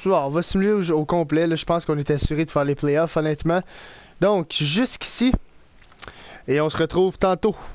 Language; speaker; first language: French; native; French